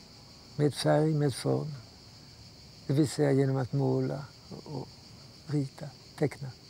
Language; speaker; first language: Swedish; early bilingual, heritage; Swedish